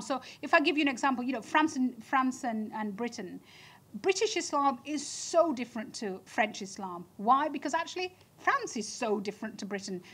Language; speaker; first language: English; native; English